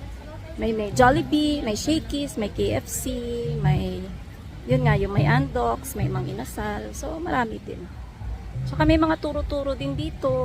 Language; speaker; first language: Filipino; non-native, local second language; Hiligaynon